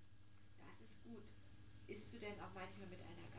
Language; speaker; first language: German; native; German